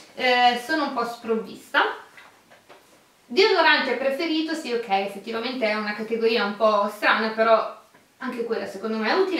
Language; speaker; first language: Italian; native; Italian